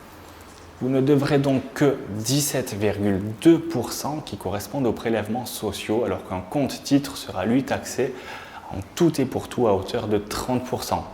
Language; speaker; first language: French; native; French